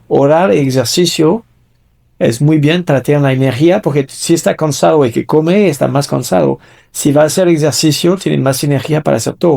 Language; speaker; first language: Spanish; non-native, fluent; French